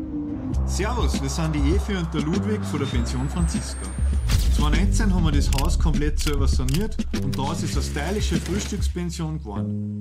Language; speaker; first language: German; native; German